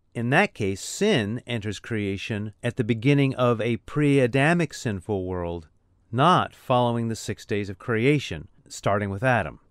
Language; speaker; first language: English; native; English